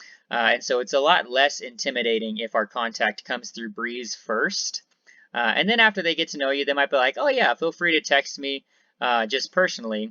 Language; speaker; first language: English; native; English